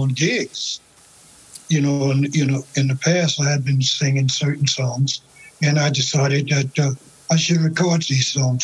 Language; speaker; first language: English; native; English